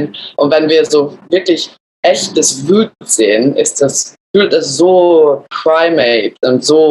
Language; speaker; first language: German; early bilingual, other home language; English